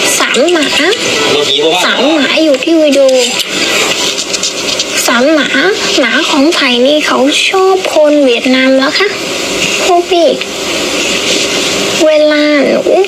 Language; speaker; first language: Thai; non-native, fluent; Vietnamese